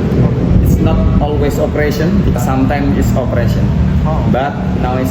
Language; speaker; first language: English; non-native, learner; Indonesian